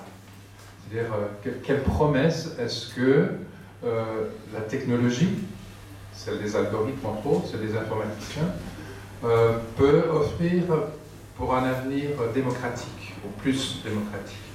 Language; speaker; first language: French; native; French